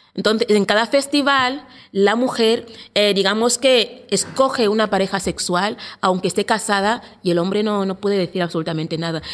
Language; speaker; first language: Spanish; non-native, local second language; Fang